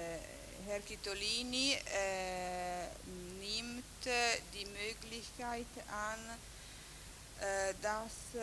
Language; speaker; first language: German; non-native, fluent; Italian